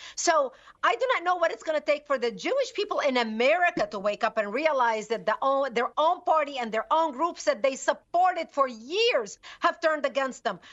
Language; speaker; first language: English; non-native, fluent; Arabic